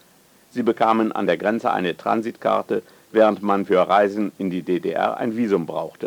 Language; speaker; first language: German; native; German